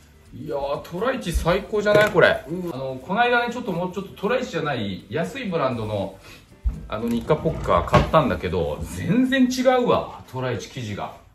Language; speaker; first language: Japanese; native; Japanese